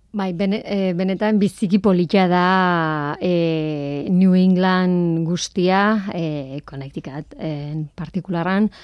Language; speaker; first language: Basque; non-native, local second language; Spanish